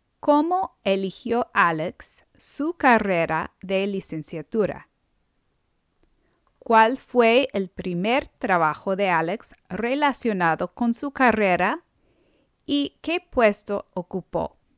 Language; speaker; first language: Spanish; non-native, fluent; English